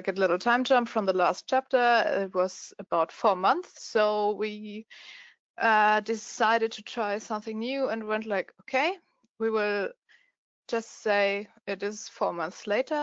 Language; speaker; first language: English; non-native, fluent; German